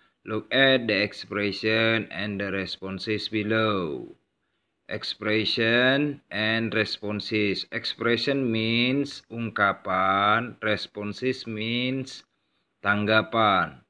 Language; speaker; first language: English; non-native, learner; Indonesian